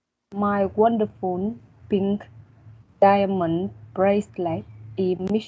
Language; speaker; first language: English; non-native, learner; Vietnamese